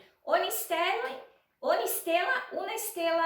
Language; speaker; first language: Italian; non-native, learner; Portuguese